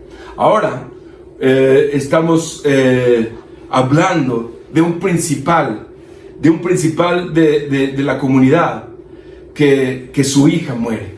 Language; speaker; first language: Spanish; native; Spanish